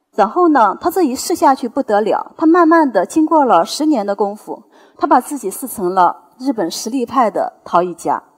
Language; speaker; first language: Chinese; native; Chinese